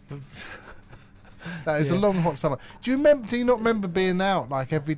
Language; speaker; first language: English; native; English